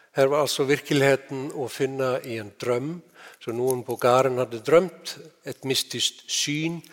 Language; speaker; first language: Norwegian; non-native, fluent; Icelandic